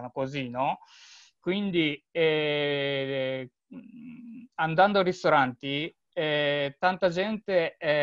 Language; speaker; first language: Italian; non-native, learner; Japanese